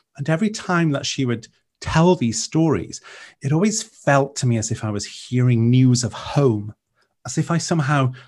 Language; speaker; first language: English; non-native, local second language; Welsh